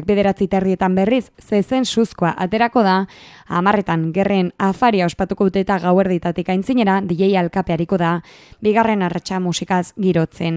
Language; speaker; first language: Basque; native; Basque